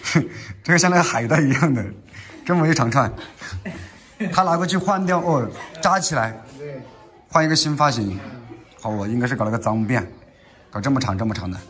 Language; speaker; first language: Chinese; native; Chinese